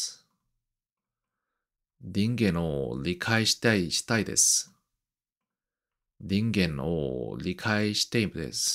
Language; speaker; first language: Japanese; non-native, learner; Korean